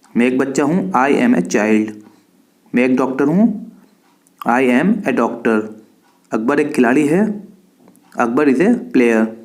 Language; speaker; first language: Urdu; native; Urdu